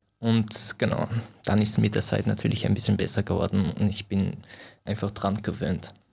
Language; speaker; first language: German; non-native, fluent; Persian